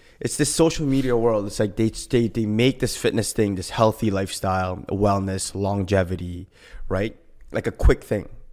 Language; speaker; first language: English; early bilingual, other home language; Korean